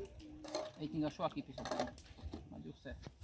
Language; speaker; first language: Portuguese; native; Portuguese